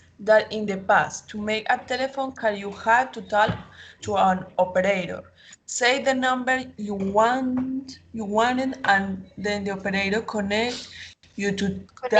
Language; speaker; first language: English; non-native, learner; Spanish